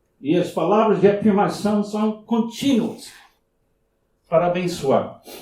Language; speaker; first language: Portuguese; non-native, fluent; English